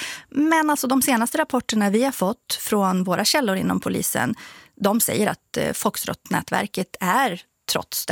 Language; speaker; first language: Swedish; native; Swedish